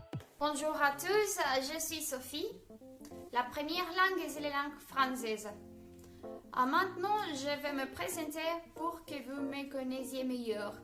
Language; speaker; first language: French; non-native, learner; Spanish